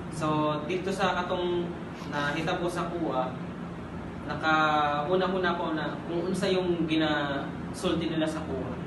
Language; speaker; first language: Cebuano; non-native, local second language; Filipino